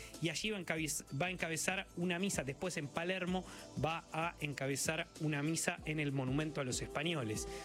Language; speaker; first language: Spanish; native; Spanish